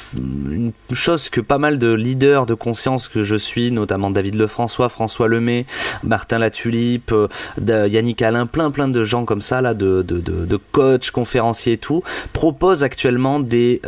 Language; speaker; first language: French; native; French